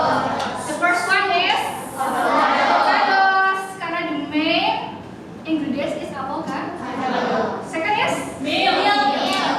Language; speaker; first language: English; non-native, local second language; Indonesian